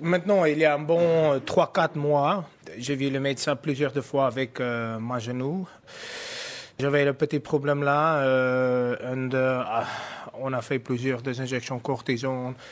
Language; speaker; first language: French; non-native, fluent; Afrikaans